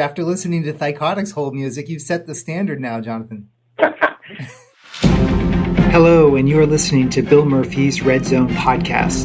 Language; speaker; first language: English; native; English